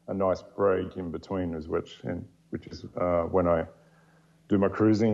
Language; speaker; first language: English; native; English